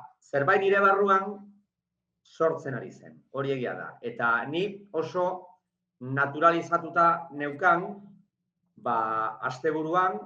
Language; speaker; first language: Basque; non-native, fluent; Galician